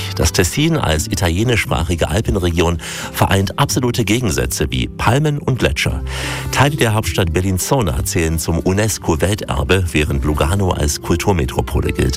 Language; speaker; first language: German; native; German